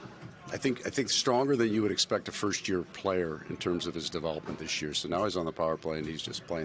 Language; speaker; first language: English; native; English